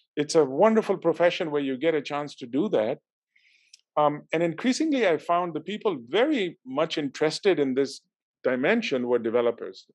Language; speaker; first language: English; non-native, local second language; Urdu